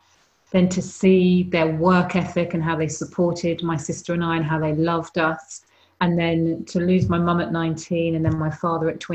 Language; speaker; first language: English; native; English